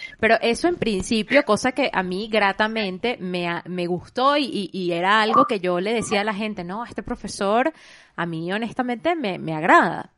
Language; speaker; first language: Spanish; native; Spanish